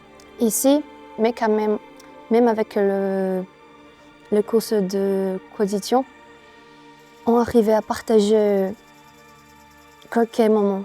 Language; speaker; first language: French; non-native, learner; Portuguese